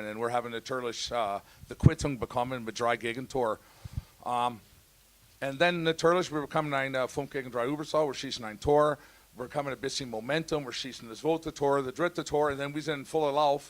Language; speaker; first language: German; non-native, learner; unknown